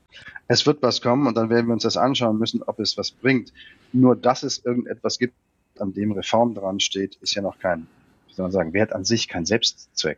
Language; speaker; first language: German; native; German